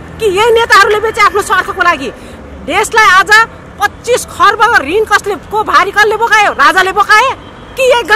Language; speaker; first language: Nepali; non-native, local second language; Dangaura Tharu